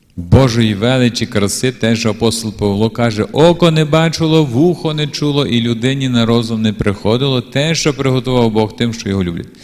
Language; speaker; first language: Ukrainian; native; Ukrainian